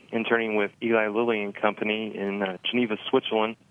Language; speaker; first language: English; native; English